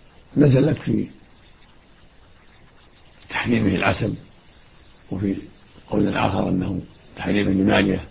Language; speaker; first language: Arabic; native; Arabic